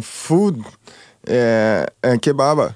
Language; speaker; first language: English; non-native, learner; Portuguese